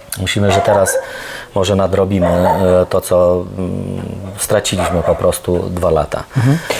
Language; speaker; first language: Polish; early bilingual, heritage; Polish